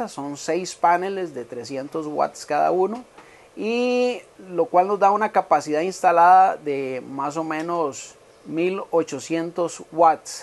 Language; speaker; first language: Spanish; native; Spanish